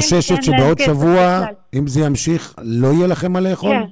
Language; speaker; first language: Hebrew; native; Hebrew